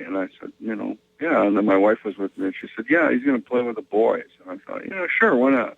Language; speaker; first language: English; native; English